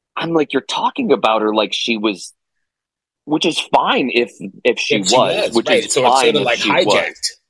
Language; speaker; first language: English; native; English